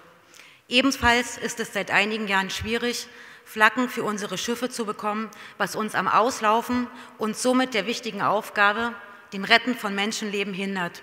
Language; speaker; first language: German; native; German